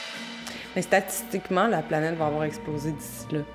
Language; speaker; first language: French; native; French